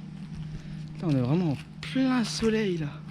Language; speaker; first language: French; native; French